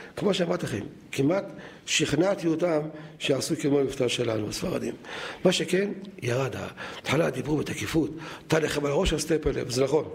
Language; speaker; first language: Hebrew; native; Hebrew